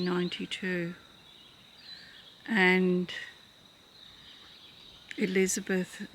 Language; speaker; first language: English; native; English